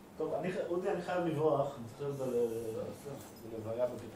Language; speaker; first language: Hebrew; native; Hebrew